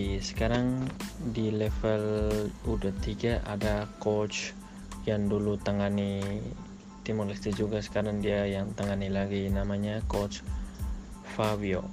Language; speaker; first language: Indonesian; non-native, local second language; Tetum